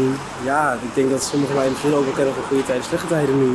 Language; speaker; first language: Dutch; native; Dutch